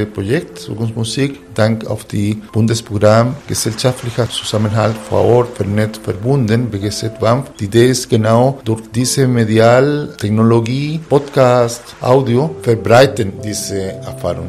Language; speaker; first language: German; non-native, fluent; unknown